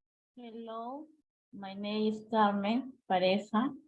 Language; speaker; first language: English; non-native, learner; Spanish